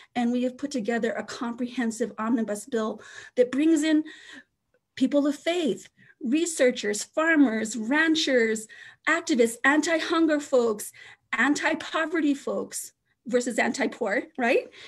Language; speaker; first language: English; native; English